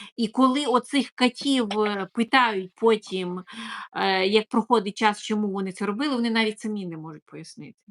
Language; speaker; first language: Ukrainian; non-native, local second language; Russian